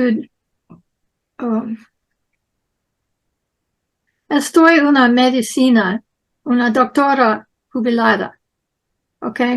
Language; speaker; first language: Spanish; non-native, learner; English